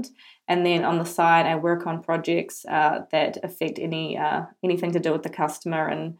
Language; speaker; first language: English; native; English